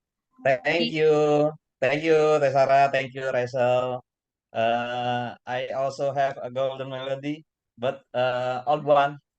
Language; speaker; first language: English; non-native, learner; Indonesian